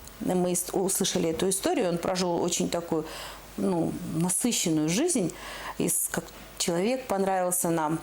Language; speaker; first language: Russian; native; Russian